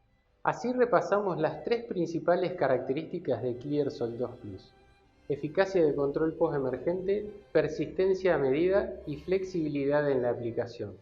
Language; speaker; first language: Spanish; native; Spanish